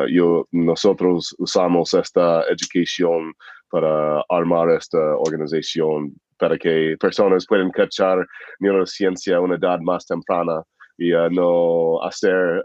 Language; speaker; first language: Spanish; non-native, fluent; English